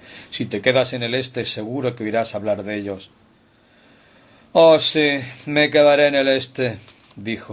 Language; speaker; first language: Spanish; native; Spanish